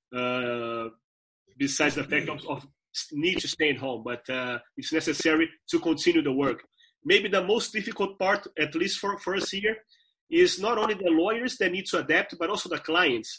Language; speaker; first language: English; non-native, fluent; Portuguese